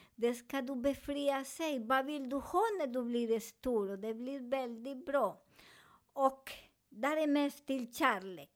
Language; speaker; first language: Swedish; non-native, learner; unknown